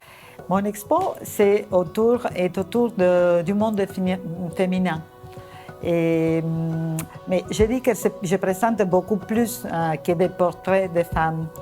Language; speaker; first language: French; non-native, fluent; Spanish